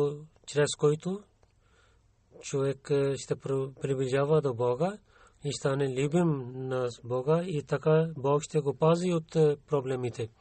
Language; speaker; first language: Bulgarian; non-native, learner; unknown